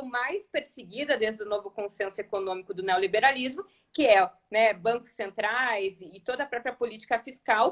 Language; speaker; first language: Portuguese; native; Portuguese